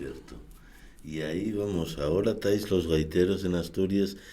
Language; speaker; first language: Spanish; native; Spanish